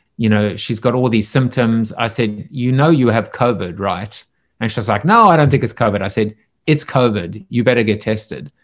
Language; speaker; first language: English; native; English